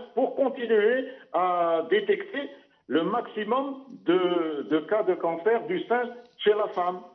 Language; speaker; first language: French; non-native, local second language; Arabic